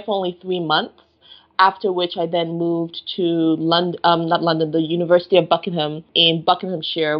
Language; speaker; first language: English; non-native, local second language; Yoruba